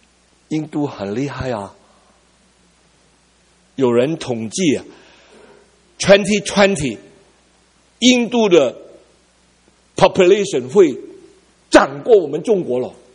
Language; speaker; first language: Chinese; early bilingual, heritage; Cantonese